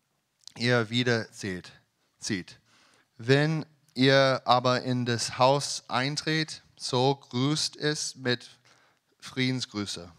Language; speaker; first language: German; non-native, learner; English